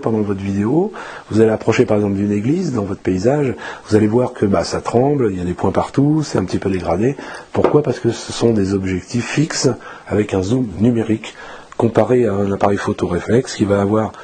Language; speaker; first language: French; native; French